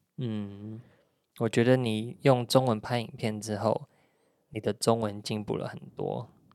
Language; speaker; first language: Chinese; native; Chinese